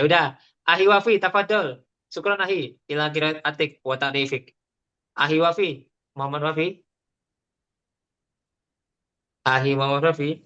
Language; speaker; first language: Arabic; non-native, fluent; Indonesian